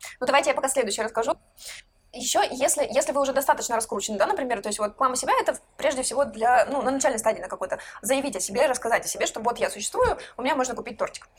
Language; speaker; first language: Russian; native; Russian